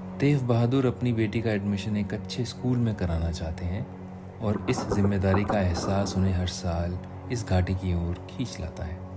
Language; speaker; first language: Hindi; native; Hindi